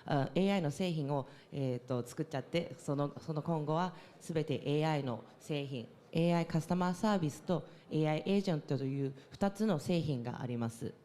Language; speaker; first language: Japanese; non-native, fluent; Chinese